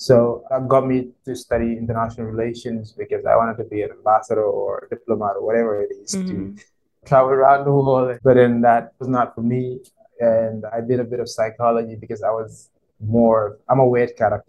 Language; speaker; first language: English; non-native, local second language; Krio